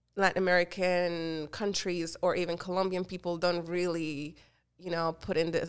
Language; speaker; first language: English; non-native, fluent; Spanish